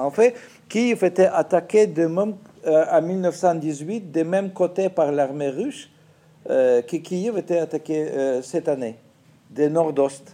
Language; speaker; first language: French; non-native, fluent; Russian